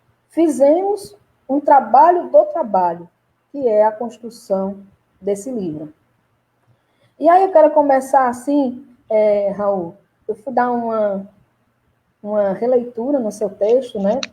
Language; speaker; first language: Portuguese; native; Portuguese